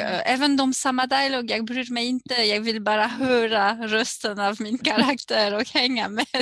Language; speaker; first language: Swedish; non-native, fluent; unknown